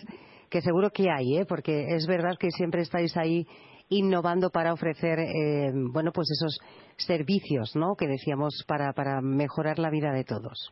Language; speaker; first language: Spanish; native; Spanish